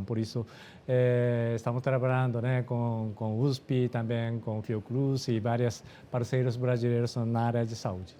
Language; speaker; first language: Portuguese; non-native, fluent; Japanese